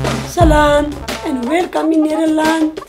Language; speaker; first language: Dutch; non-native, learner; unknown